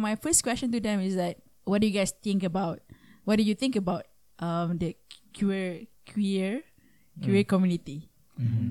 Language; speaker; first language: English; non-native, local second language; Malay